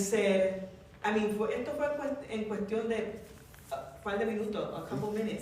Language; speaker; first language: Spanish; early bilingual, heritage; English